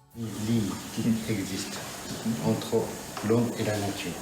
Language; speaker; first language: French; non-native, learner; Japanese